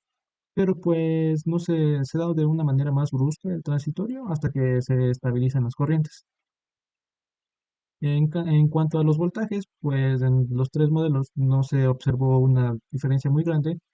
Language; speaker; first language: Spanish; native; Spanish